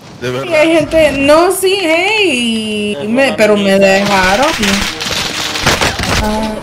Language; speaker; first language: Spanish; early bilingual, other home language; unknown